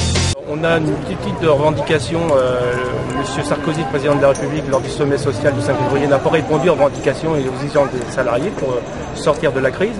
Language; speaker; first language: French; native; French